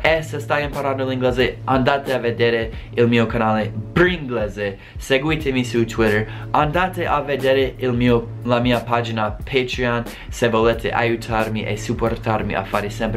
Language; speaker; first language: Italian; non-native, fluent; English